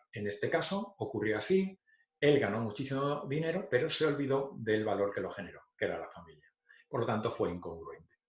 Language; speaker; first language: Spanish; native; Spanish